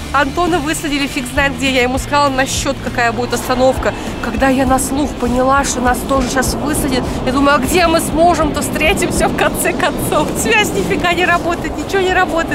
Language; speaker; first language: Russian; native; Russian